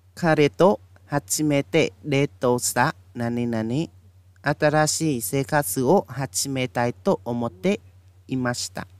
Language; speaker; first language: Japanese; non-native, fluent; Khmer